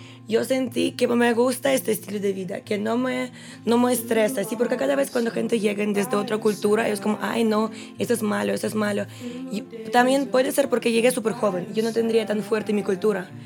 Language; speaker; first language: Spanish; non-native, fluent; Russian